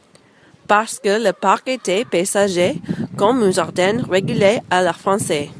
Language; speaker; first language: French; non-native, learner; English